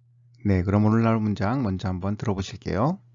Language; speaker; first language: Korean; native; Korean